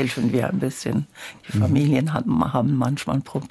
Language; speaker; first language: German; non-native, learner; French